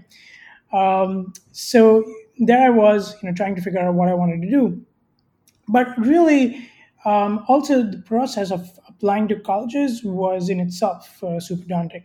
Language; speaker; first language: English; non-native, local second language; Hindi